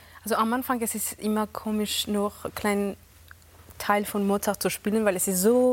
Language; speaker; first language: German; non-native, fluent; Georgian